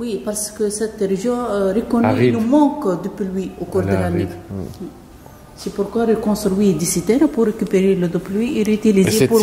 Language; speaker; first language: French; non-native, local second language; Arabic